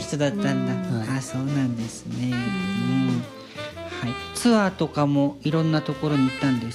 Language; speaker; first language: Japanese; native; Japanese